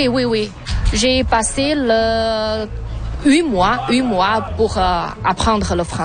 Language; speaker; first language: French; non-native, learner; Chinese